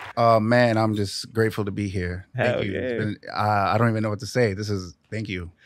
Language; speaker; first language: English; native; English